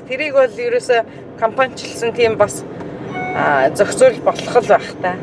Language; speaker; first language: Mongolian; native; Mongolian